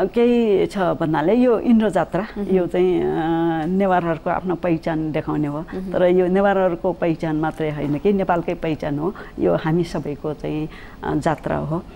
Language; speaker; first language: Nepali; non-native, local second language; Newari